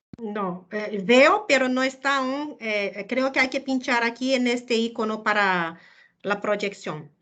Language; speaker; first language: Spanish; non-native, fluent; Portuguese